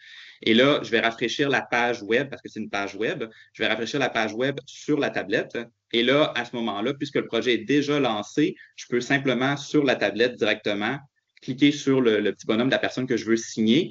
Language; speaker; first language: French; native; French